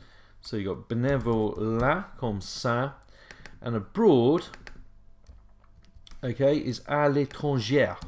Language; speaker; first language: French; non-native, fluent; English